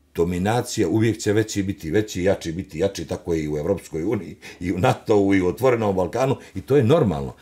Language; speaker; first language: Serbian; native; Serbian